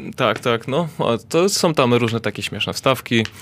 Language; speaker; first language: Polish; native; Polish